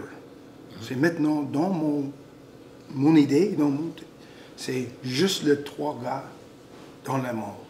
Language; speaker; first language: French; non-native, local second language; English